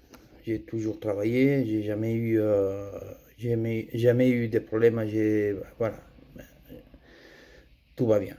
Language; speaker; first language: French; non-native, fluent; Spanish